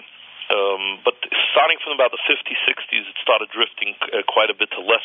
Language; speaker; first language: English; native; English